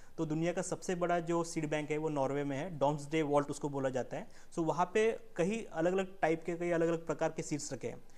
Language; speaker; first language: Hindi; non-native, local second language; Marathi